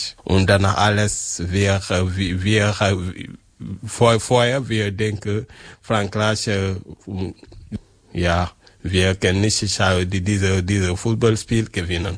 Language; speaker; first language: German; non-native, learner; French